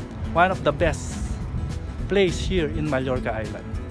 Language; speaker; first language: English; non-native, local second language; Filipino